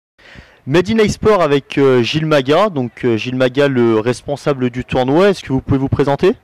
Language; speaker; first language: French; native; French